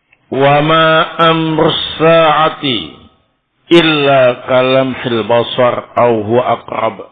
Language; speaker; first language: Arabic; non-native, fluent; Indonesian